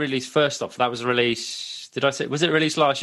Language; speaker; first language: English; native; English